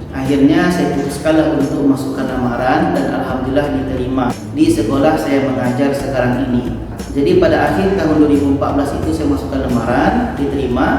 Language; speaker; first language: Indonesian; native; Indonesian